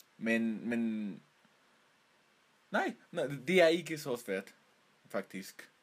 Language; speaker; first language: Danish; non-native, learner; Spanish